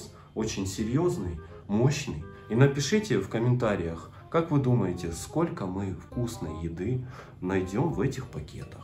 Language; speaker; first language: Russian; native; Russian